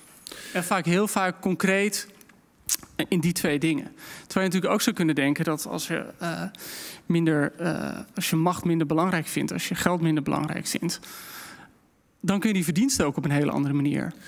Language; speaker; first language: Dutch; native; Dutch